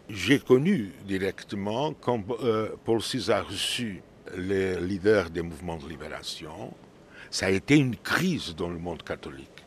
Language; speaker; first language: French; non-native, fluent; Portuguese